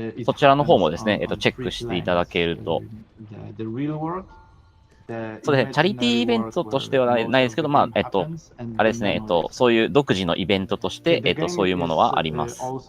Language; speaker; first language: Japanese; native; Japanese